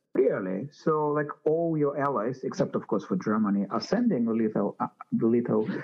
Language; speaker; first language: English; non-native, fluent; Ukrainian